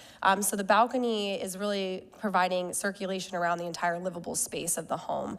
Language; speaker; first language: English; native; English